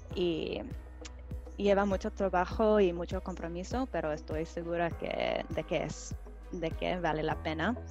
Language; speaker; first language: Spanish; non-native, fluent; English